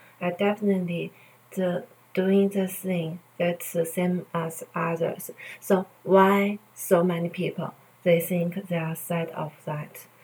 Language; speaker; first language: English; non-native, learner; Chinese